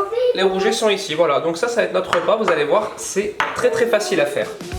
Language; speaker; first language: French; native; French